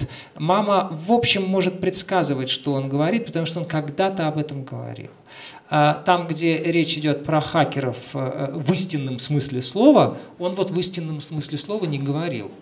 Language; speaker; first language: Russian; native; Russian